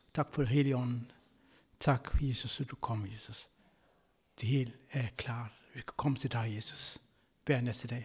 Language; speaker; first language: Danish; non-native, fluent; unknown